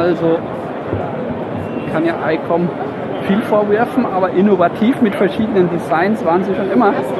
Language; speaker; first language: German; native; German